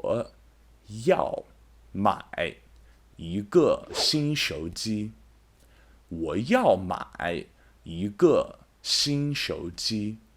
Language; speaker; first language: Chinese; non-native, fluent; English